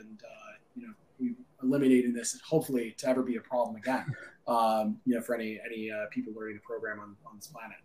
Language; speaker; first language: English; native; English